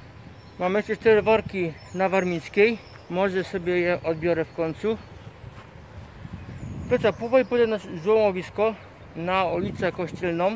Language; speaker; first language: Polish; native; Polish